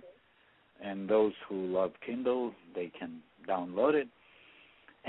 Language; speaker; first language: English; non-native, fluent; Russian